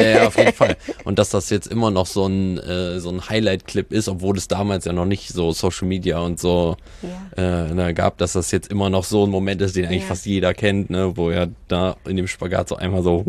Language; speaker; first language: German; native; German